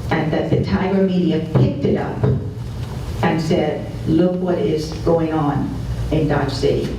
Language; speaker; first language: English; non-native, fluent; Spanish